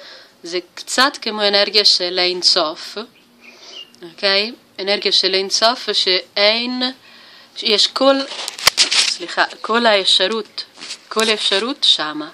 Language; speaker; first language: Hebrew; non-native, learner; Italian